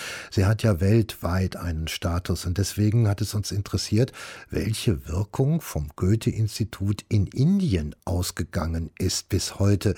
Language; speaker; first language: German; native; German